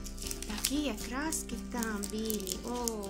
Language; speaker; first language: Russian; non-native, learner; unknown